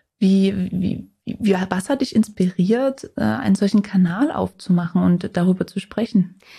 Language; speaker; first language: German; native; German